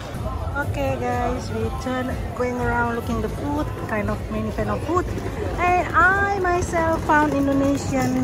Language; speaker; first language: English; non-native, learner; Indonesian